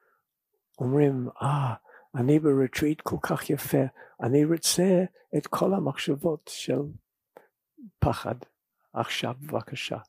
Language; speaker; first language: Hebrew; non-native, fluent; English